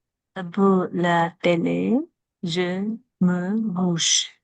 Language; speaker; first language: French; non-native, learner; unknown